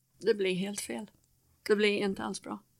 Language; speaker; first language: Swedish; non-native, fluent; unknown